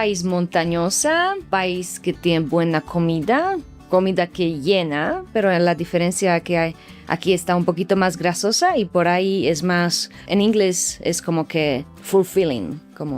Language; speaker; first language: Spanish; non-native, fluent; Slovak